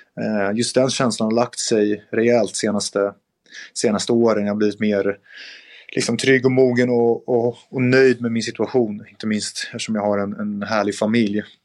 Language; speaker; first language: Swedish; native; Swedish